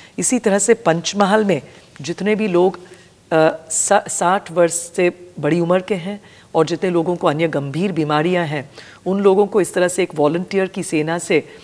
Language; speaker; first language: Hindi; non-native, local second language; Gujarati